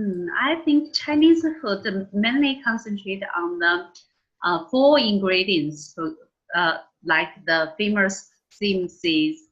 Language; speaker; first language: English; non-native, learner; Chinese